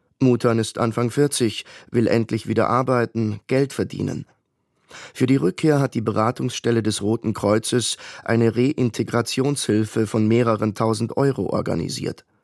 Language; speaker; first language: German; native; German